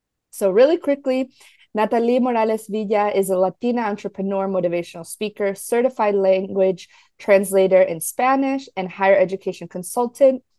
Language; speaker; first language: English; early bilingual, other home language; Spanish